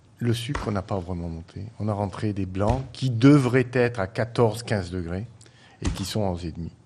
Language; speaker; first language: French; native; French